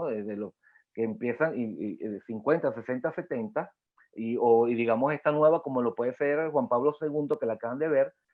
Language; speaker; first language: Spanish; native; Spanish